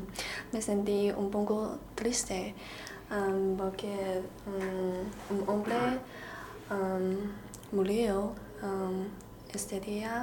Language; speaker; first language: Spanish; non-native, learner; Chinese